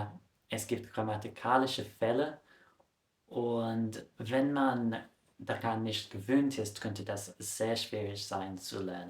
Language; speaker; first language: German; non-native, fluent; English